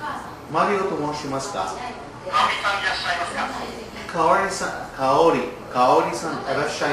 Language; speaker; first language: Japanese; non-native, learner; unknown